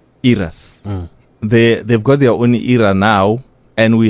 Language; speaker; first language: English; non-native, local second language; Northern Sotho